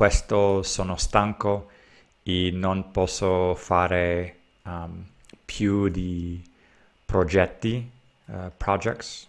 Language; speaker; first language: Italian; non-native, learner; English